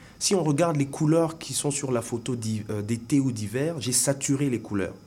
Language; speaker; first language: French; non-native, local second language; Lingala